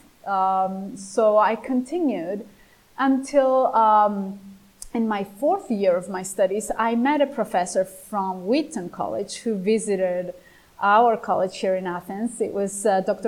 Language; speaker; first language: English; non-native, fluent; Greek